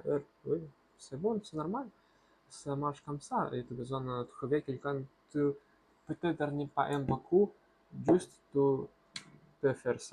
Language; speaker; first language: French; non-native, learner; Russian